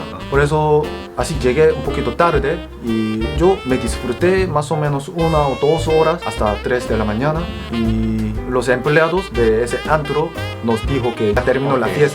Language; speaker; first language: Spanish; non-native, fluent; Korean